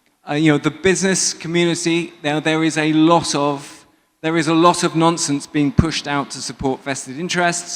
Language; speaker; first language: English; native; English